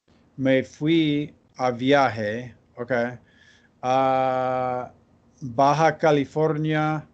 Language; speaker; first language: Spanish; non-native, learner; English